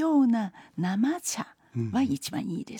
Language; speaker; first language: Japanese; non-native, fluent; Chinese